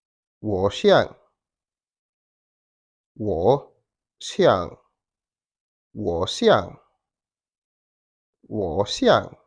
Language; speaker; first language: Chinese; non-native, fluent; Wolof